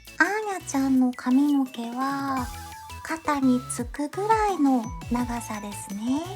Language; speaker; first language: Japanese; native; Japanese